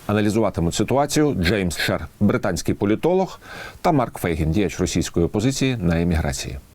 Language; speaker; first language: Ukrainian; native; Ukrainian